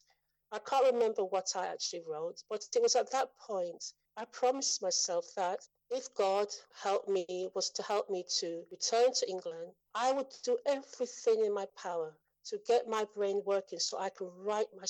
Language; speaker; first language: English; native; English